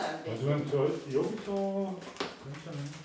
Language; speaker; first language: Korean; non-native, learner; German